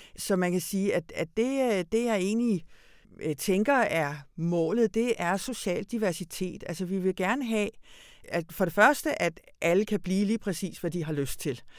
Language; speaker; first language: Danish; early bilingual, other home language; Hungarian